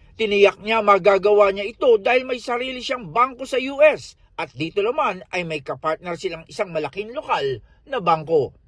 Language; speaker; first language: Filipino; native; Filipino